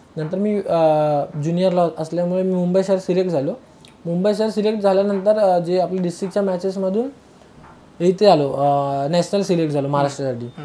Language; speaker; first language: Marathi; native; Marathi